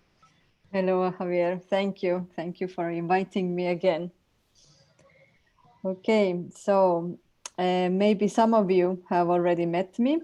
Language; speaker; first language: English; non-native, fluent; Estonian